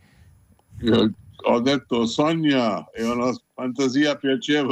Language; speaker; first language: Italian; non-native, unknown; Hindi